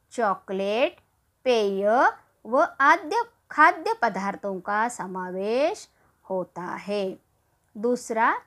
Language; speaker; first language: Hindi; non-native, local second language; Marathi